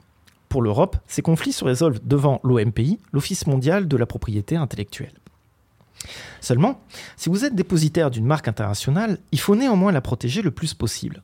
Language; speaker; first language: French; native; French